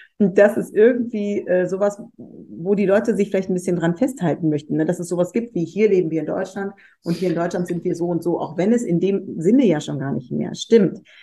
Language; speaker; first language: German; native; German